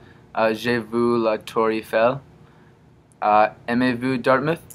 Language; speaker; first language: French; non-native, learner; English